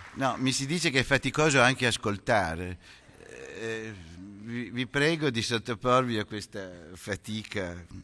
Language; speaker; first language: Italian; native; Italian